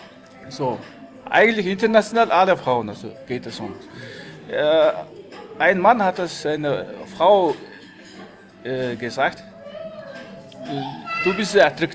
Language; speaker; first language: German; non-native, fluent; Mongolian